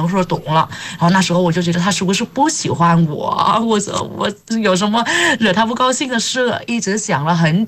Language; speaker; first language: Chinese; non-native, fluent; Vietnamese